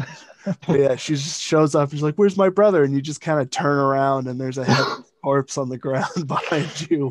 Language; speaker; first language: English; native; English